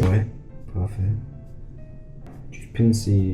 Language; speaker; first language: French; non-native, learner; English